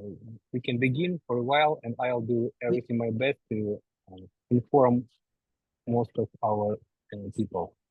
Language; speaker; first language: English; non-native, learner; Ukrainian